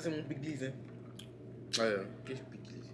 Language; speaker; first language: French; native; French